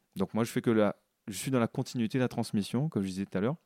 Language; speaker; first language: French; non-native, local second language; Réunion Creole French